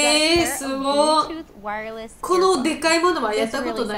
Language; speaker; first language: Japanese; non-native, learner; Georgian